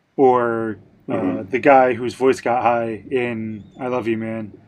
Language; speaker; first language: English; native; English